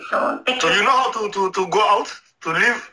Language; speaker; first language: English; non-native, learner; Serbian